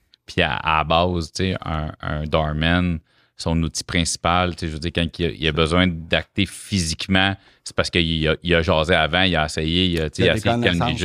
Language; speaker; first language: French; native; French